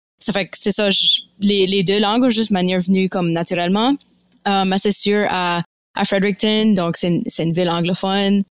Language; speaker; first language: French; native; French